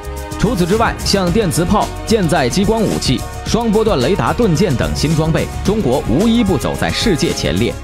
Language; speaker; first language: Chinese; native; Chinese